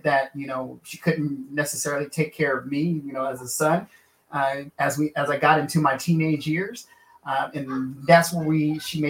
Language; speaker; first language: English; native; English